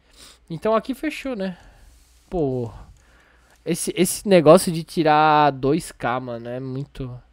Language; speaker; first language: Portuguese; native; Portuguese